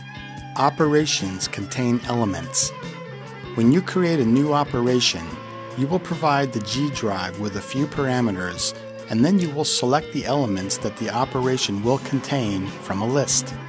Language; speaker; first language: English; native; English